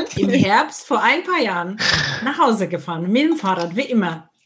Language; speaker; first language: German; non-native, fluent; Polish